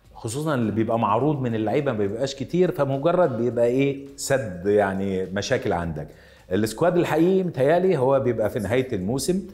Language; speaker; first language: Arabic; native; Arabic